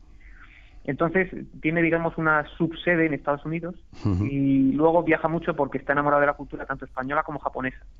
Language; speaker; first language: Spanish; native; Spanish